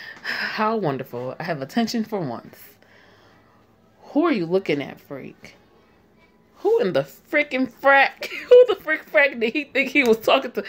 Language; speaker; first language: English; native; English